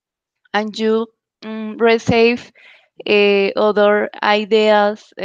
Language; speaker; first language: English; non-native, learner; Spanish